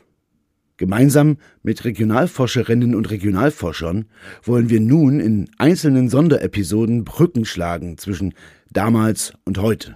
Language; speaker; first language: German; native; German